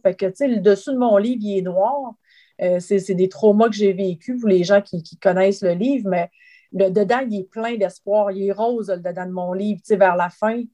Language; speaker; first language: French; native; French